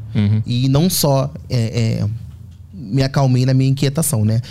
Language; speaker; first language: Portuguese; native; Portuguese